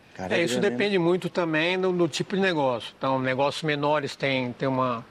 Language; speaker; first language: Portuguese; native; Portuguese